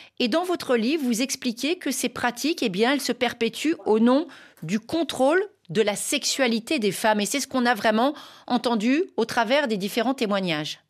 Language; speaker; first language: French; native; French